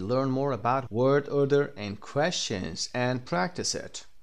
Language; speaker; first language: English; non-native, fluent; Persian